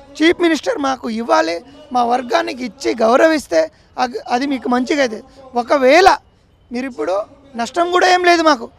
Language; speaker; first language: Telugu; non-native, local second language; Lambadi